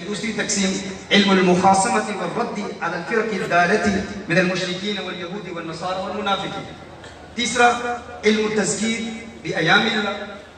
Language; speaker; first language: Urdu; early bilingual, heritage; Urdu